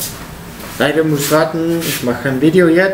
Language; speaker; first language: German; non-native, learner; Italian